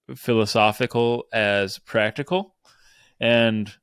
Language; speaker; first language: English; native; English